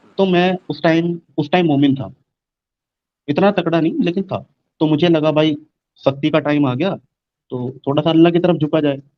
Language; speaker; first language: Hindi; native; Hindi